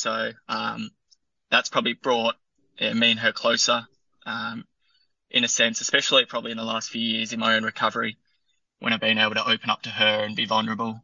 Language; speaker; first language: English; native; English